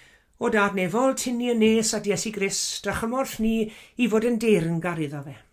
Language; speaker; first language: Welsh; native; Welsh